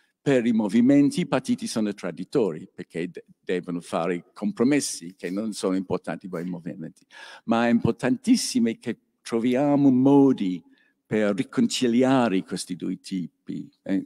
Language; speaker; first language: Italian; non-native, learner; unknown